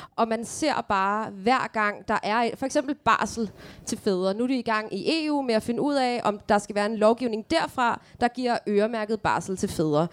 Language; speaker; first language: Danish; early bilingual, other home language; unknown